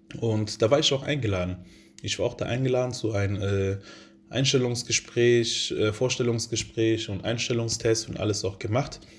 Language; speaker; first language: German; early bilingual, other home language; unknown